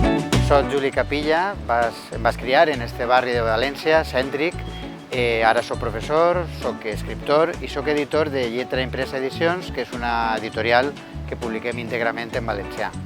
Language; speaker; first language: Catalan; non-native, local second language; Spanish